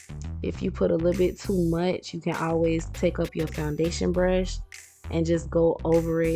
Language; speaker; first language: English; native; English